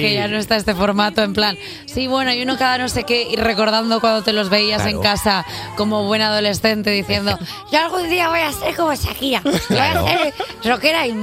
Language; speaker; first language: Spanish; native; Spanish